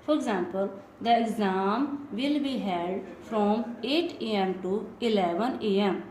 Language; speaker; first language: English; non-native, local second language; Punjabi